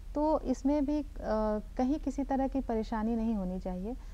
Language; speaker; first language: Hindi; native; Hindi